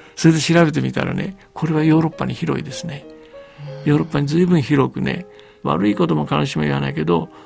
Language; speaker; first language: Japanese; early bilingual, heritage; Japanese